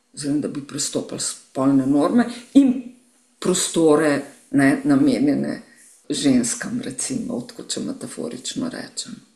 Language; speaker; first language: Slovenian; native; Slovenian